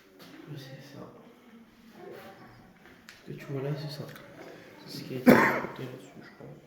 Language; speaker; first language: French; native; French